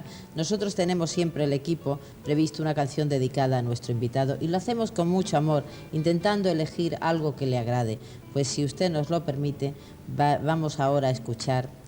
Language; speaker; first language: Spanish; native; Spanish